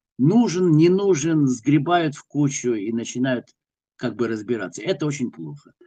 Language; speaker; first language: Russian; native; Russian